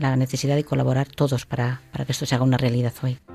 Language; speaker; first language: Spanish; native; Spanish